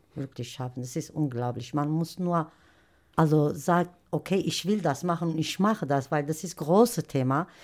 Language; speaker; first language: German; non-native, learner; Turkish